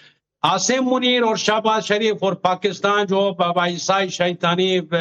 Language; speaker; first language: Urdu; non-native, learner; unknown